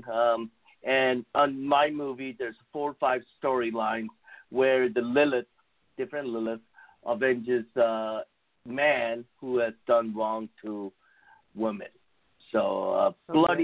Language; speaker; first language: English; non-native, fluent; Korean